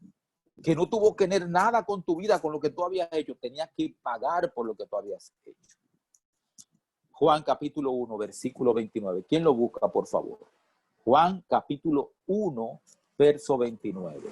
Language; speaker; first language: Spanish; native; Spanish